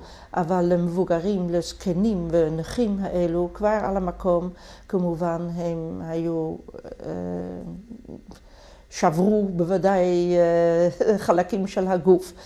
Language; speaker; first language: Hebrew; non-native, fluent; Dutch